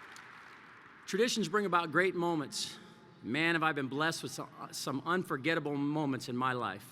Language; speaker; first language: English; native; English